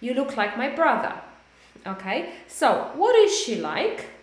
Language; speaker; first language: English; non-native, fluent; Polish